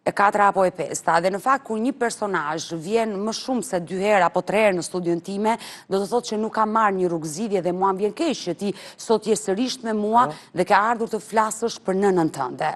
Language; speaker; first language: Albanian; native; Albanian